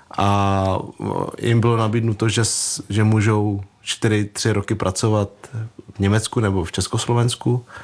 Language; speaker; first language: Czech; early bilingual, other home language; Vietnamese